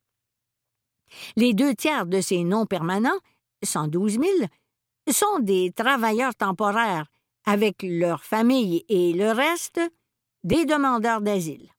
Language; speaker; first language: French; native; French